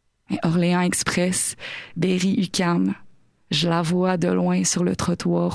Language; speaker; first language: French; native; French